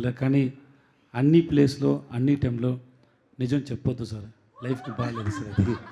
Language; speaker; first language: Telugu; non-native, learner; Tamil